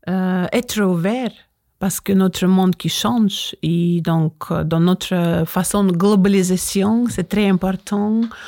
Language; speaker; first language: French; non-native, learner; Russian